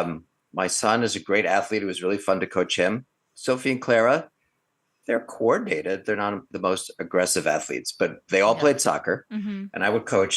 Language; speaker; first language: English; native; English